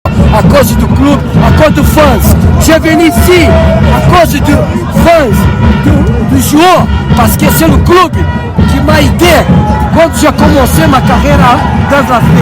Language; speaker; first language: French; non-native, fluent; Portuguese